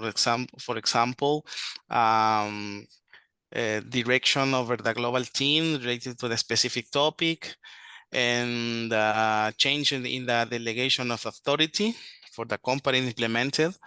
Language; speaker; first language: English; non-native, learner; Spanish